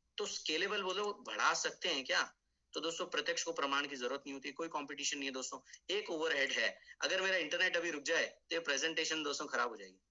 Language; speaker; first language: Hindi; native; Hindi